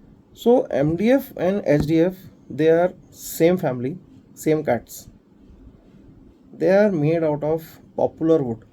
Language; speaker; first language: English; non-native, local second language; Hindi